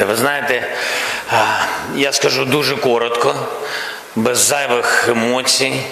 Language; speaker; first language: Ukrainian; non-native, local second language; Russian